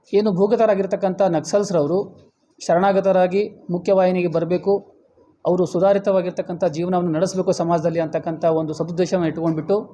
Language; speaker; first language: Kannada; native; Kannada